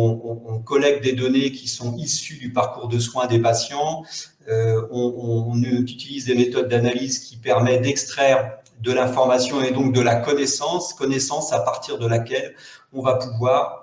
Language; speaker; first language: French; native; French